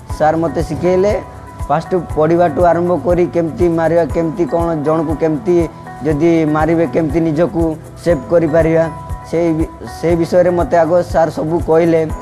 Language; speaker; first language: Odia; non-native, local second language; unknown